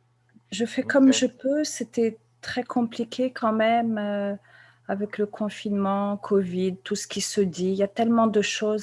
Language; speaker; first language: French; non-native, local second language; Kabyle